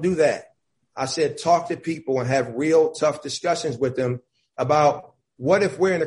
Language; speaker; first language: English; native; English